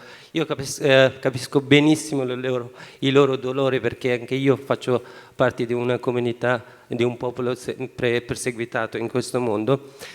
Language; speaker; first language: Italian; non-native, fluent; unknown